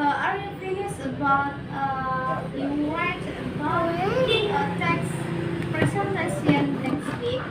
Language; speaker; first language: English; non-native, learner; Indonesian